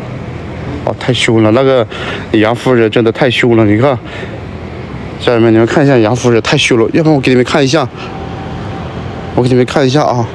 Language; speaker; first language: Chinese; native; Chinese